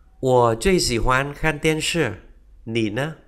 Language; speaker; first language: Chinese; non-native, fluent; Vietnamese